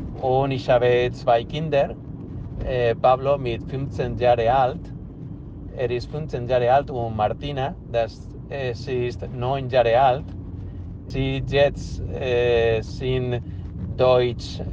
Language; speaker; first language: German; non-native, learner; Spanish